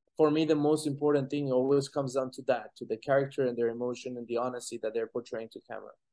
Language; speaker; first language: English; non-native, fluent; Spanish